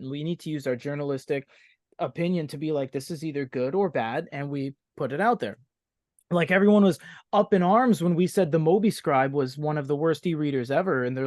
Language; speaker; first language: English; native; English